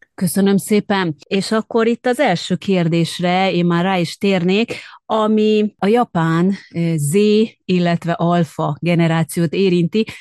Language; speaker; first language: Hungarian; native; Hungarian